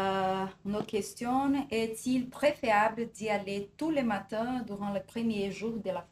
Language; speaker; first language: French; non-native, fluent; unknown